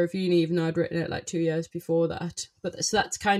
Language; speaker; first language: English; native; English